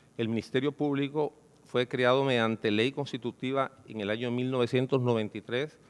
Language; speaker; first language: Spanish; native; Spanish